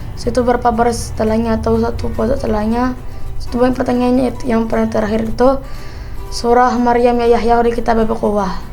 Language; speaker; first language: Indonesian; non-native, local second language; Minangkabau